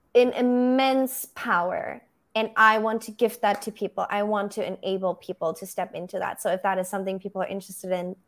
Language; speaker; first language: English; non-native, fluent; German